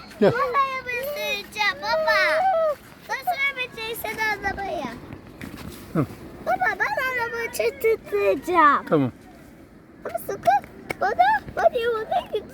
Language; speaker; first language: Turkish; early bilingual, heritage; Turkish